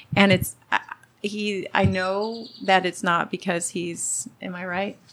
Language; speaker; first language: English; early bilingual, other home language; Spanish